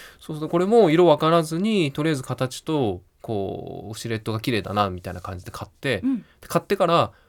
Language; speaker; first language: Japanese; native; Japanese